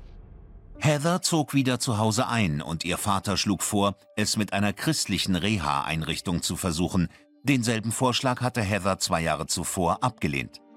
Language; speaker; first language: German; native; German